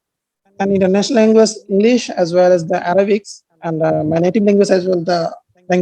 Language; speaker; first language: English; non-native, learner; Bangla